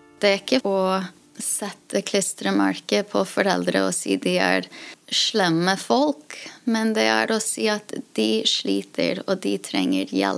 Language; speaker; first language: Norwegian; non-native, fluent; English